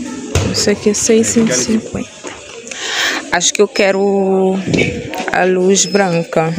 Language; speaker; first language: Portuguese; non-native, local second language; Kabuverdianu